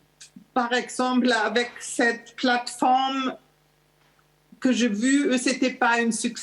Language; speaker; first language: French; non-native, learner; German